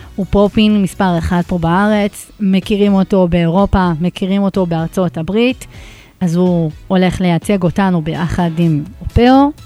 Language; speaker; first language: Hebrew; native; Hebrew